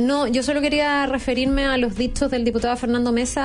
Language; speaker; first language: Spanish; native; Spanish